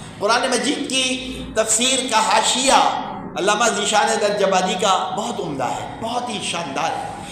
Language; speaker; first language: Urdu; native; Urdu